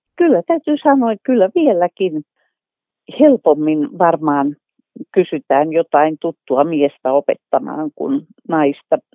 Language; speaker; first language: Finnish; native; Finnish